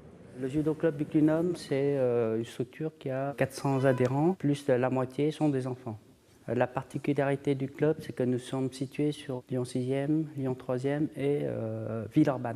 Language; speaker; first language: French; native; French